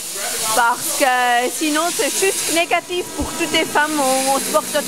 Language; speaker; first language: French; non-native, local second language; German